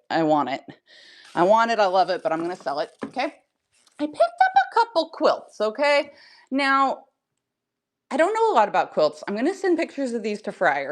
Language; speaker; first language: English; native; English